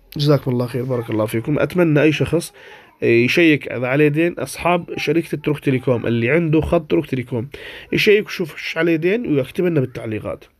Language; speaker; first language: Arabic; native; Arabic